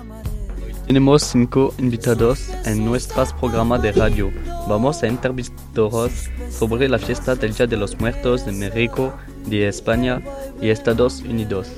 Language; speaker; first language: Spanish; non-native, learner; French